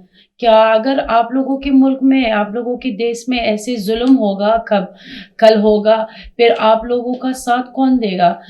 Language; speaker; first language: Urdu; non-native, fluent; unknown